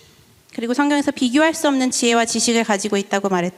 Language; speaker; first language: Korean; native; Korean